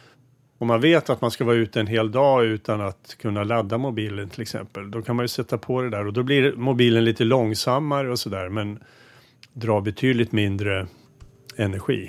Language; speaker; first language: Swedish; native; Swedish